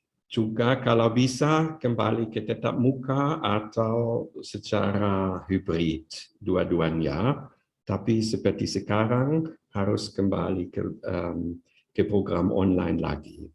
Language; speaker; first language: Indonesian; non-native, fluent; German